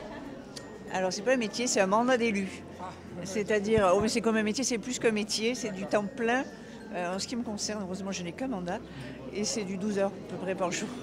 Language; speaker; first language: French; native; French